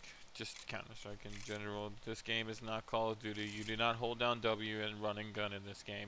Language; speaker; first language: English; native; English